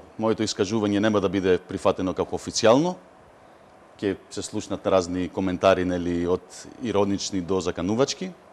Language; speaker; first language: Macedonian; early bilingual, heritage; Macedonian